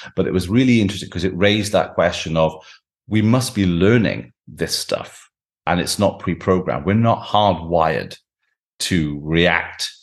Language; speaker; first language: English; native; English